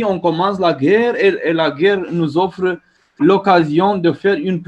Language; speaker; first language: French; non-native, fluent; Romanian